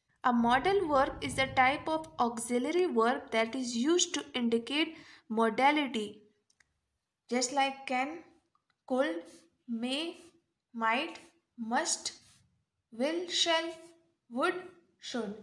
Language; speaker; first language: English; non-native, local second language; Urdu